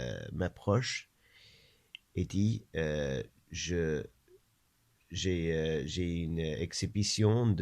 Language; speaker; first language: French; non-native, learner; English